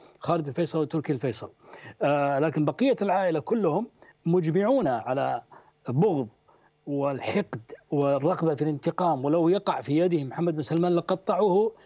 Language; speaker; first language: Arabic; native; Arabic